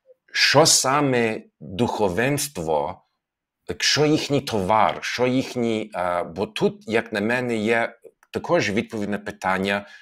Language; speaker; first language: Ukrainian; non-native, fluent; English